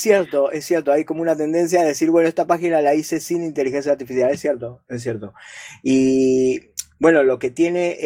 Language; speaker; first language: Spanish; native; Spanish